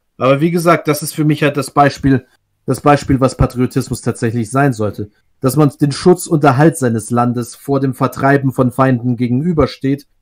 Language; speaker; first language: German; early bilingual, other home language; Russian